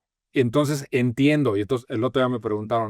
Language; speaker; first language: Spanish; native; Spanish